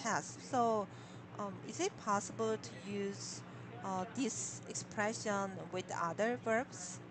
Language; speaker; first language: English; non-native, learner; Korean